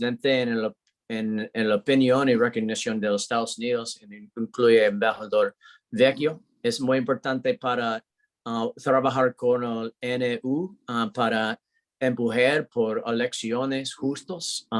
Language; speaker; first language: Spanish; non-native, learner; English